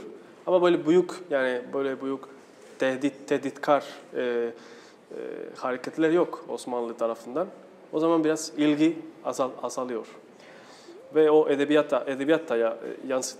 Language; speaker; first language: Turkish; non-native, fluent; Spanish